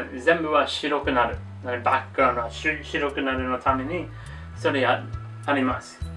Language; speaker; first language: Japanese; non-native, learner; English